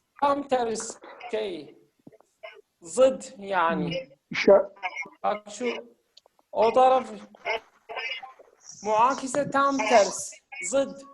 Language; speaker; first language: Turkish; non-native, learner; Arabic